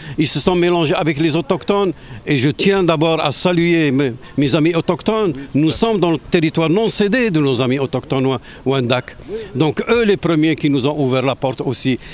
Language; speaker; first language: French; non-native, local second language; Arabic